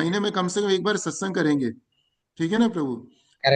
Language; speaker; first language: Hindi; native; Hindi